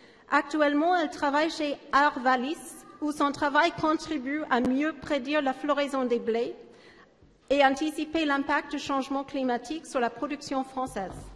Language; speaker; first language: French; native; French